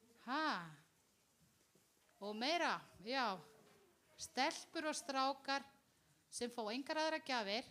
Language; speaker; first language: Icelandic; non-native, learner; Spanish